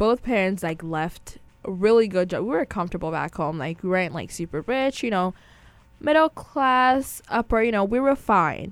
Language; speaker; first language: English; non-native, local second language; Akan